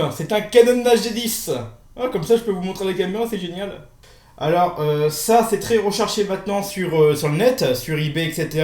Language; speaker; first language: French; native; French